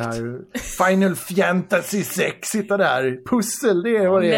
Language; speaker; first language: Swedish; native; Swedish